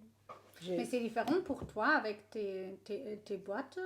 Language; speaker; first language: French; non-native, learner; English